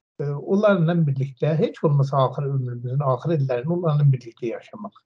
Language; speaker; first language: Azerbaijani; native; Azerbaijani